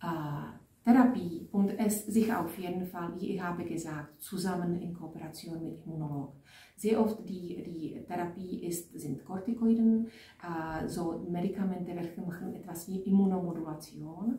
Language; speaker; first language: German; non-native, fluent; Czech